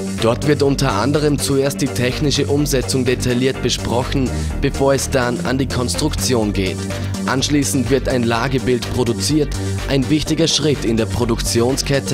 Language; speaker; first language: German; native; German